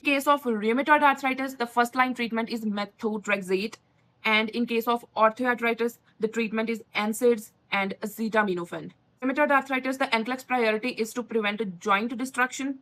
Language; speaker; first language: English; non-native, local second language; Punjabi